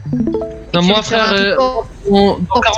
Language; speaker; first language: French; native; French